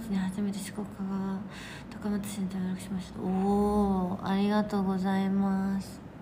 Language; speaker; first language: Japanese; native; Japanese